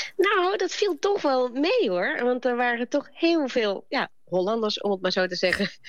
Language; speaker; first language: Dutch; native; Dutch